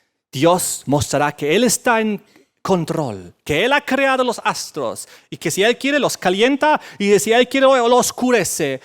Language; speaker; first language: Spanish; native; Spanish